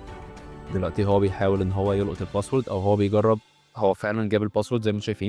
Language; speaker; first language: Arabic; native; Arabic